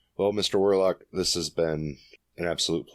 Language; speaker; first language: English; native; English